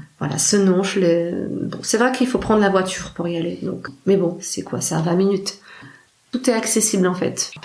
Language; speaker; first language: French; non-native, fluent; Polish